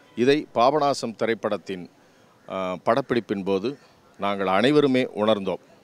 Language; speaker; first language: Tamil; native; Tamil